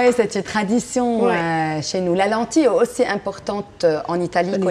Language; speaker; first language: French; non-native, local second language; Arabic